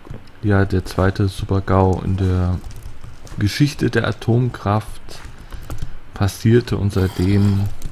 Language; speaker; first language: German; native; German